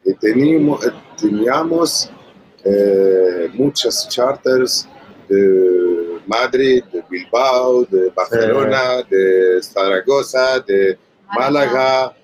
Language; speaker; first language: Spanish; non-native, learner; Arabic